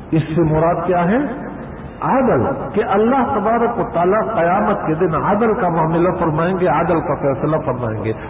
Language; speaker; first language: Urdu; non-native, local second language; Pashto